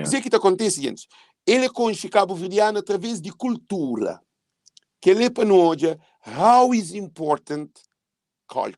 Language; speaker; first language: Portuguese; non-native, local second language; Kabuverdianu